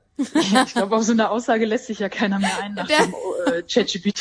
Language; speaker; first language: German; native; German